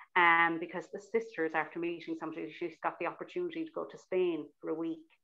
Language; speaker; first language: English; native; English